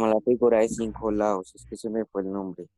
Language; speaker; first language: Spanish; native; Spanish